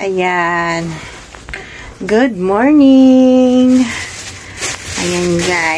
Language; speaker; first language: Filipino; native; Filipino